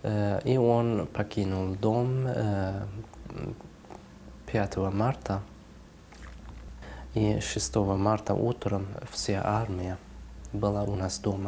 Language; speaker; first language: Russian; non-native, local second language; Uzbek